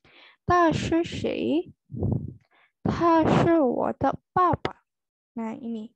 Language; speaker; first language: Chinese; non-native, fluent; Indonesian